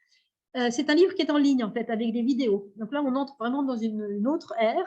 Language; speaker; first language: French; native; French